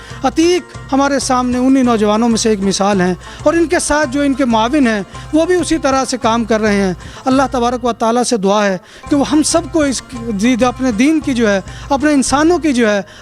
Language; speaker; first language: Urdu; native; Urdu